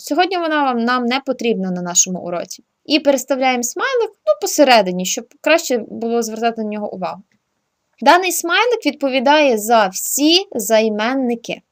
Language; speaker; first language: Ukrainian; native; Ukrainian